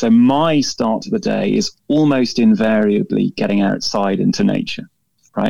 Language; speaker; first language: English; native; English